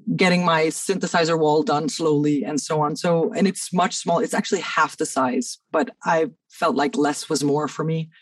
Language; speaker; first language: English; early bilingual, other home language; Danish